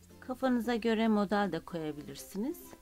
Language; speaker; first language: Turkish; native; Turkish